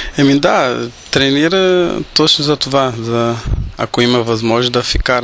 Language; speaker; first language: Bulgarian; non-native, learner; Portuguese